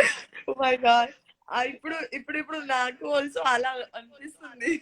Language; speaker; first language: Telugu; non-native, learner; Gujarati